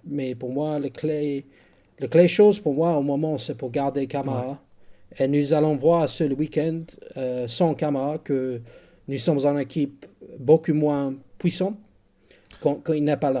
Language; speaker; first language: French; non-native, learner; English